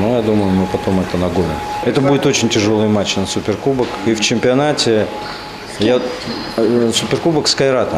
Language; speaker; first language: Russian; native; Russian